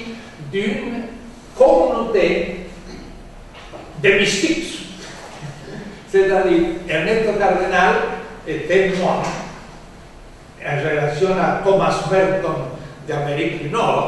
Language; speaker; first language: French; non-native, fluent; Spanish